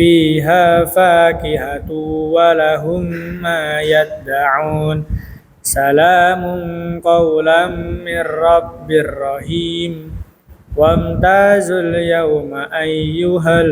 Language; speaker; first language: Arabic; non-native, learner; Indonesian